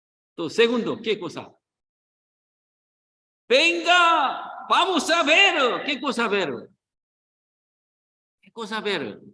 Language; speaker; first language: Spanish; non-native, learner; Korean